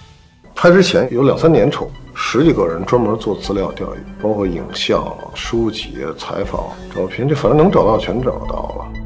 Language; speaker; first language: Chinese; native; Chinese